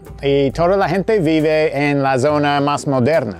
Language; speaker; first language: Spanish; non-native, fluent; English